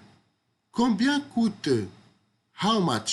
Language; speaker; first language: French; non-native, fluent; Arabic